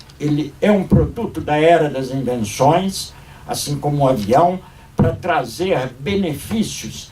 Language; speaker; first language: Portuguese; native; Portuguese